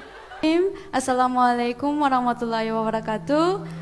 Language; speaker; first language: Indonesian; non-native, fluent; Korean